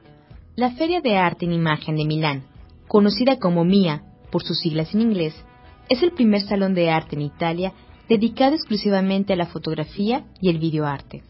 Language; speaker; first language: Spanish; native; Spanish